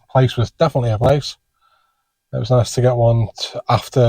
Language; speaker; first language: English; native; English